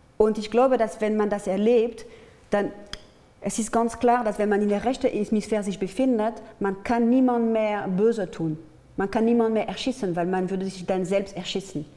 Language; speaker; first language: German; non-native, fluent; French